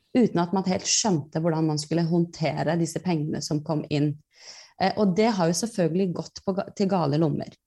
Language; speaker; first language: Norwegian; early bilingual, other home language; Persian